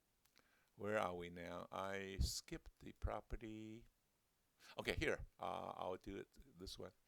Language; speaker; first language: English; non-native, fluent; Chinese